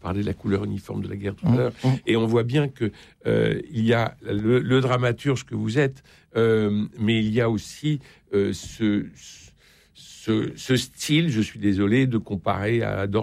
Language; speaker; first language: French; native; French